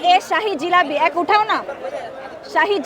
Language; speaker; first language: Hindi; non-native, learner; Bangla